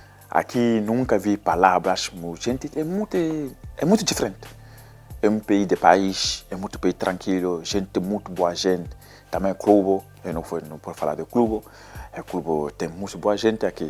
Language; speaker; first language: Portuguese; non-native, learner; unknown